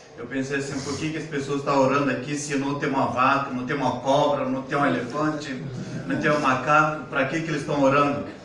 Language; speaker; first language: Portuguese; non-native, fluent; Hindi